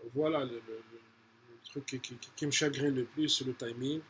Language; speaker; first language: French; non-native, local second language; Arabic